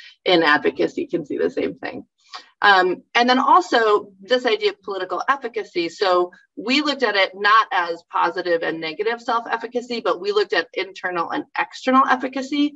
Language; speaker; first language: English; native; English